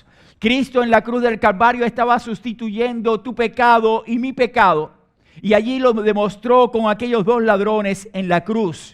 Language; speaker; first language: Spanish; native; Spanish